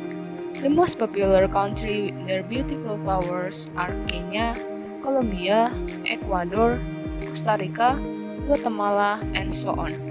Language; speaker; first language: English; non-native, learner; Indonesian